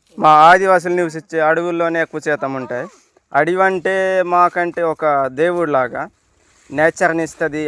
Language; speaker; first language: Telugu; non-native, local second language; Koya